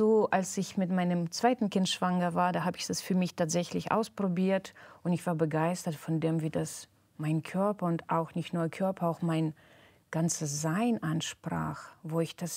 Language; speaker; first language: German; non-native, fluent; Russian